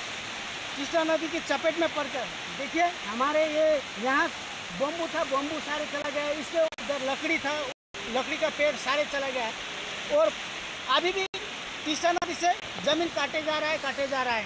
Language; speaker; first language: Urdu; non-native, local second language; Bangla